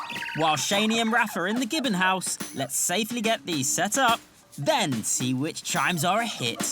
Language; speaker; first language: English; native; English